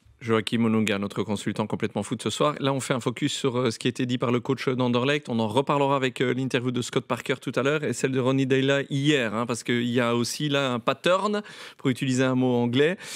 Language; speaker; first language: French; native; French